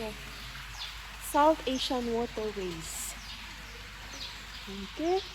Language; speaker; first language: English; non-native, local second language; Filipino